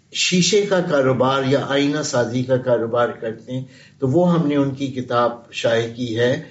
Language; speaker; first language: Urdu; native; Urdu